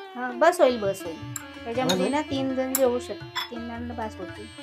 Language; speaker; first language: Marathi; native; Marathi